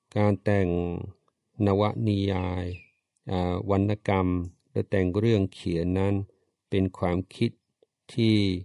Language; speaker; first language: Thai; non-native, fluent; English